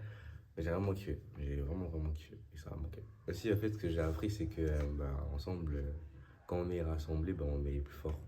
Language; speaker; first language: French; native; French